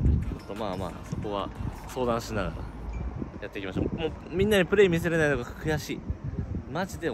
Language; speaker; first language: Japanese; native; Japanese